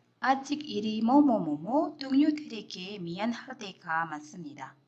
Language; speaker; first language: Korean; non-native, fluent; Indonesian